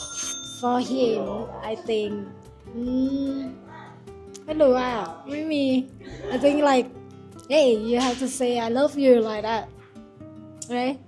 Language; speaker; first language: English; non-native, learner; Thai